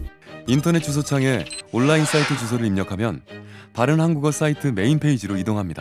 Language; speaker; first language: Korean; native; Korean